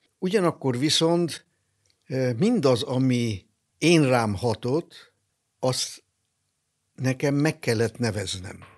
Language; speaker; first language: Hungarian; non-native, local second language; German